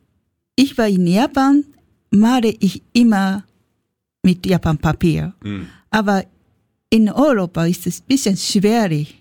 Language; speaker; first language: German; non-native, learner; Japanese